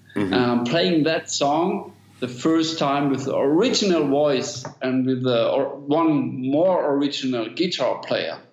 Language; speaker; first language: English; non-native, fluent; German